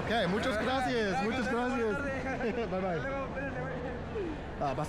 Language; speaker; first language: Spanish; non-native, learner; English